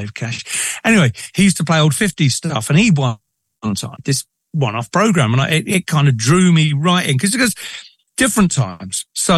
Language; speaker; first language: English; native; English